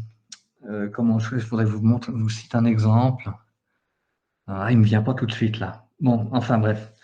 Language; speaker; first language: French; native; French